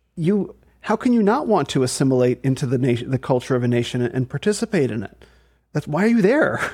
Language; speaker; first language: English; native; English